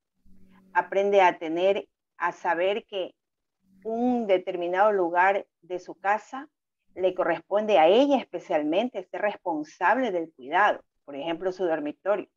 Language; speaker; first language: Spanish; native; Spanish